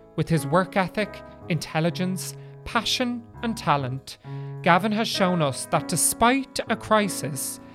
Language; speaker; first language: English; native; English